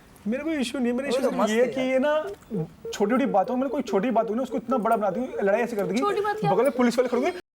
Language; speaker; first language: Hindi; native; Hindi